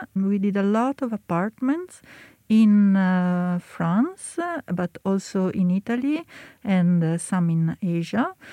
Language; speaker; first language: English; non-native, fluent; Italian